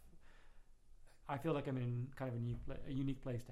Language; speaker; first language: English; native; English